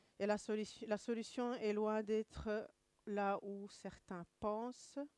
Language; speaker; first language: French; non-native, local second language; Kinyarwanda